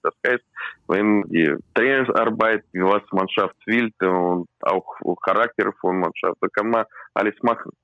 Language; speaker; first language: German; non-native, learner; Russian